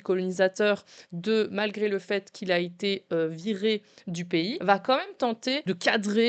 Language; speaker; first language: French; native; French